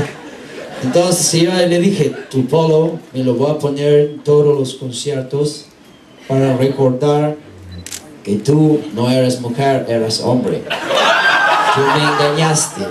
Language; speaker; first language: Spanish; non-native, learner; English